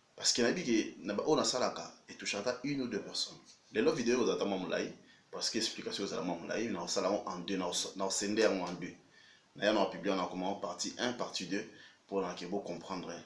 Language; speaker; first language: French; non-native, local second language; Lingala